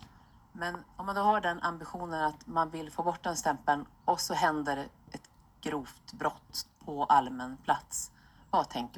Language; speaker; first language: Swedish; native; Swedish